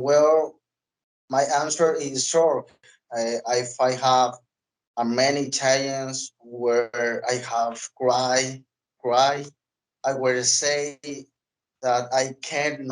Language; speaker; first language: English; non-native, learner; Spanish